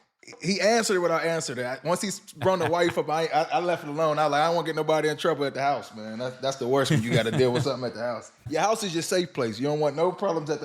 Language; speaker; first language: English; native; English